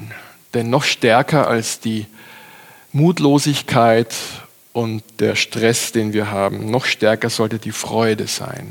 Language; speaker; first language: German; native; German